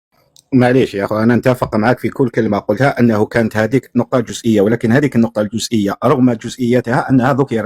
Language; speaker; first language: Arabic; native; Arabic